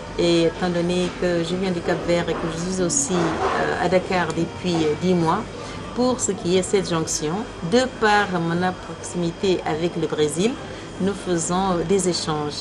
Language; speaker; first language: French; early bilingual, other home language; Kabuverdianu